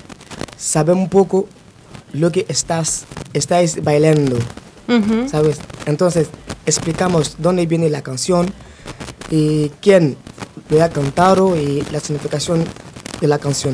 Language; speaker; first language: Spanish; non-native, fluent; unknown